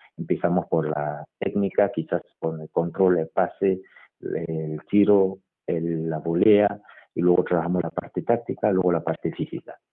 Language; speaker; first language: Spanish; non-native, fluent; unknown